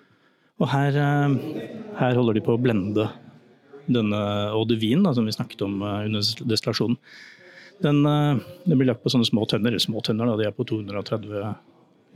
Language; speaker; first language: Norwegian; native; Norwegian